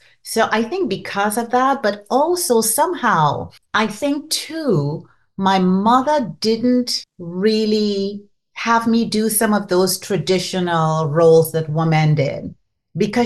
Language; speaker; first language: English; non-native, local second language; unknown